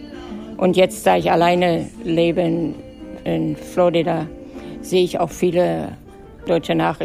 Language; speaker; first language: German; native; German